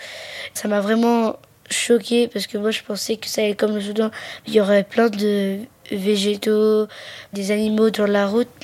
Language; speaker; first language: French; early bilingual, other home language; Arabic